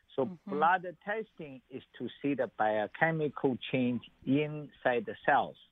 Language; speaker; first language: English; non-native, learner; Chinese